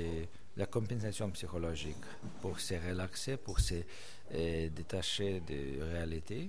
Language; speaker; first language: French; non-native, fluent; Russian